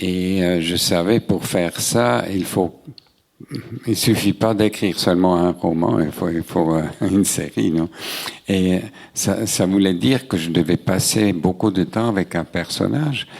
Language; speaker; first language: French; non-native, local second language; German